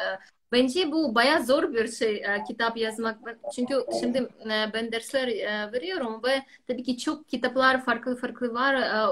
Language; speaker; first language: Turkish; non-native, learner; Russian